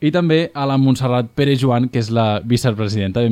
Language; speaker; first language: Catalan; native; Catalan